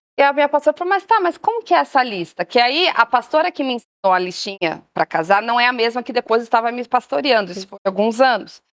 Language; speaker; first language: Portuguese; native; Portuguese